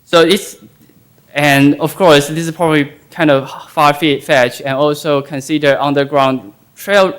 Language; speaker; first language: English; non-native, fluent; Chinese